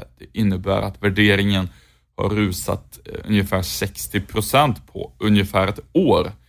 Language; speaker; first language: Swedish; native; Swedish